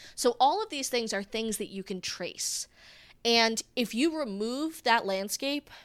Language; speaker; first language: English; native; English